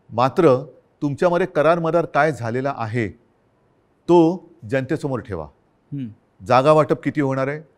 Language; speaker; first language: Marathi; native; Marathi